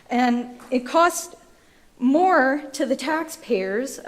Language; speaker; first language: English; native; English